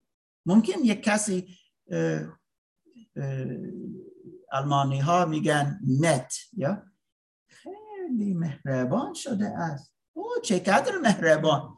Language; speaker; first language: Persian; non-native, learner; English